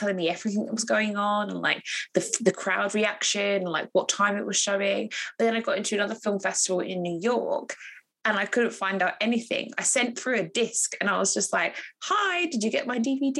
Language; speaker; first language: English; native; English